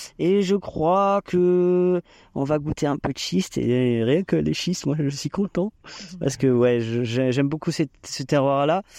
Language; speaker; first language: French; native; French